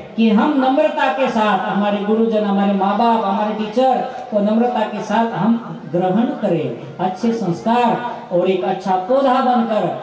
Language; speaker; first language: Hindi; non-native, local second language; Marathi